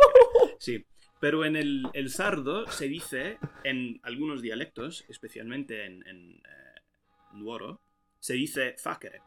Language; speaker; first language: Spanish; non-native, fluent; English